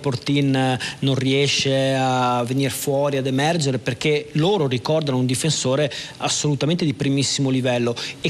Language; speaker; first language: Italian; native; Italian